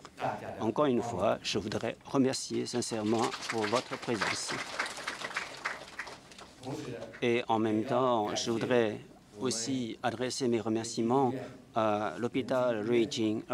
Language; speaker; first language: French; non-native, fluent; Chinese